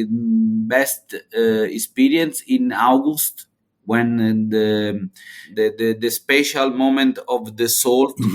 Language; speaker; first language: English; non-native, learner; Italian